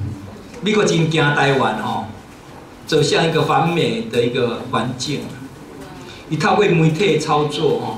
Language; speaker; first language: Chinese; non-native, local second language; Min Nan Chinese